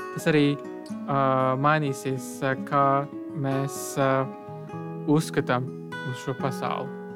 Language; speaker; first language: Latvian; non-native, fluent; Turkish